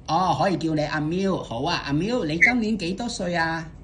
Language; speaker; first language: Cantonese; native; Cantonese